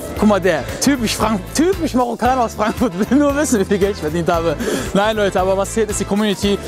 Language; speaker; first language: German; early bilingual, other home language; Turkish